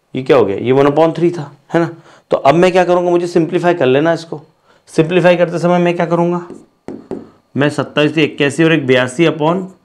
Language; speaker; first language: Hindi; non-native, local second language; Marathi